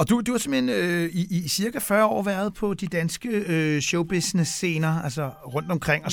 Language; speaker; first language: Danish; native; Danish